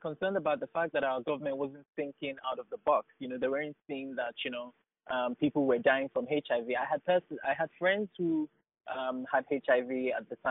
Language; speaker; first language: English; non-native, local second language; Igbo